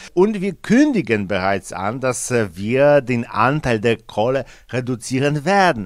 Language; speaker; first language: German; non-native, fluent; Polish